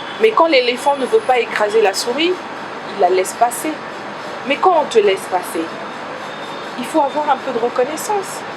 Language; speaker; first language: French; non-native, local second language; Lingala